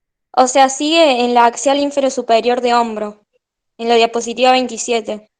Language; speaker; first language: Spanish; native; Spanish